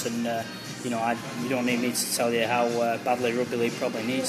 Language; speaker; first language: English; native; English